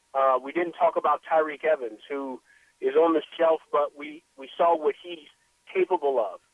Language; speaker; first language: English; native; English